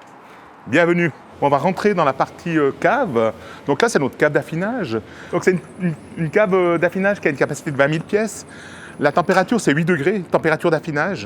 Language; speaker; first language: French; native; French